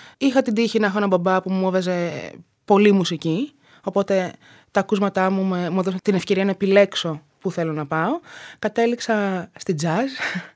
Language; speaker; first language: Greek; native; Greek